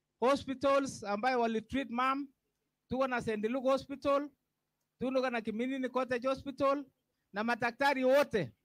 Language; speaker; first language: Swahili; non-native, local second language; Kalenjin